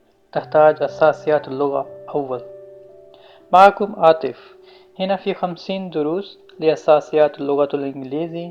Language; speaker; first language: Arabic; non-native, learner; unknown